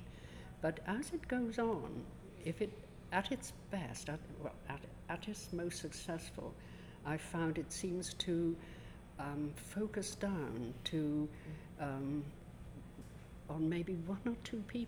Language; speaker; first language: English; native; English